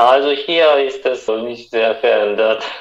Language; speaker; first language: German; non-native, fluent; Russian